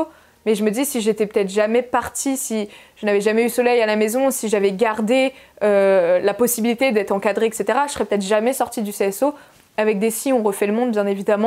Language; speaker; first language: French; native; French